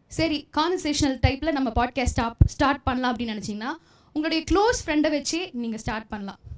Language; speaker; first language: Tamil; non-native, local second language; Telugu